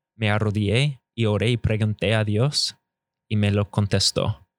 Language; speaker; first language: Spanish; non-native, fluent; English